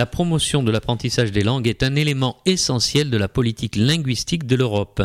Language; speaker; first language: French; native; French